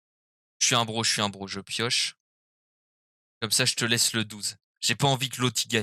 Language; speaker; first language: French; native; French